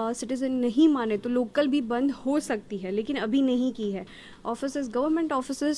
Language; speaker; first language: Hindi; non-native, local second language; Gujarati